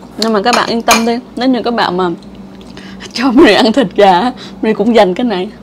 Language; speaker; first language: Vietnamese; non-native, local second language; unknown